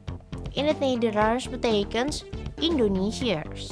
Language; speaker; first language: Dutch; non-native, fluent; Indonesian